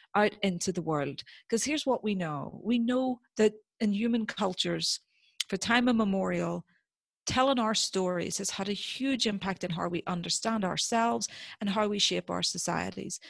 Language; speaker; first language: English; native; English